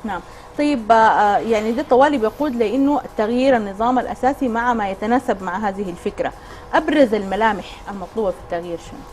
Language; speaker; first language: Arabic; native; Arabic